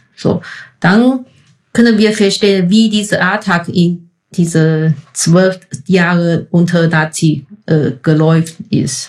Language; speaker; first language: German; non-native, fluent; Chinese